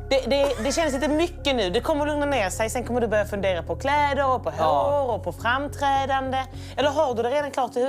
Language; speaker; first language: Swedish; native; Swedish